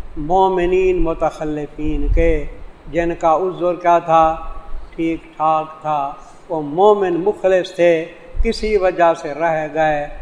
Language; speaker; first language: Urdu; non-native, local second language; Saraiki